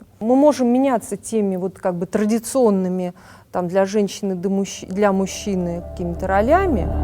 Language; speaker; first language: Russian; native; Russian